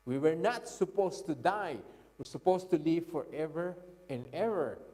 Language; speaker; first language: English; non-native, local second language; Filipino